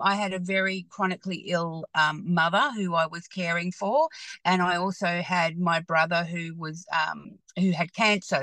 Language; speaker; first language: English; native; English